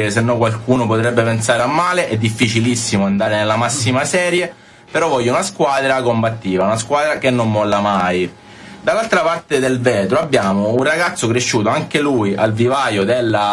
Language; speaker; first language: Italian; native; Italian